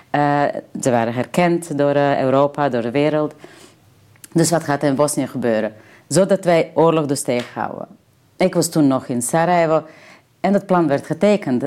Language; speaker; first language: Dutch; non-native, fluent; Serbian